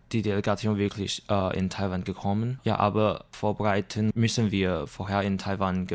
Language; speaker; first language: German; non-native, learner; Chinese